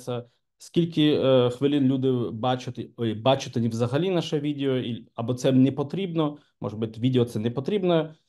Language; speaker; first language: Ukrainian; non-native, local second language; Russian